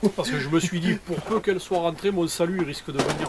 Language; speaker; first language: French; native; French